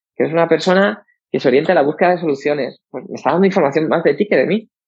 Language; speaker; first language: Spanish; native; Spanish